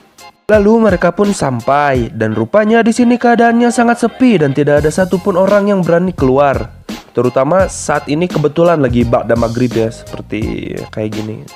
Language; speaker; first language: Indonesian; native; Indonesian